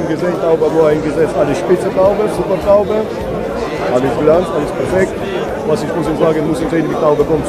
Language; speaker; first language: German; non-native, learner; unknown